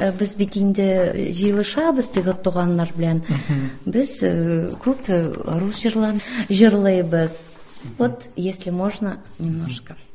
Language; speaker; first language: Tatar; non-native, local second language; Russian